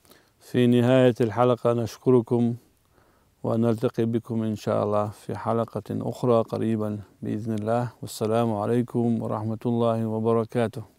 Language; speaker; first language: Arabic; non-native, fluent; Chechen